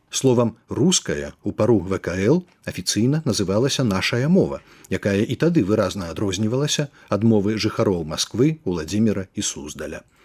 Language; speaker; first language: Belarusian; native; Belarusian